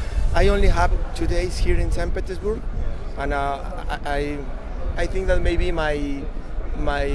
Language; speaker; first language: English; non-native, learner; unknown